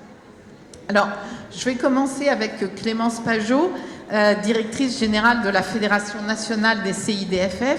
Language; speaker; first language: French; native; French